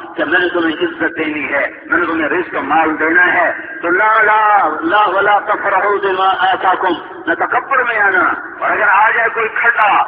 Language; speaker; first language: Urdu; non-native, local second language; Punjabi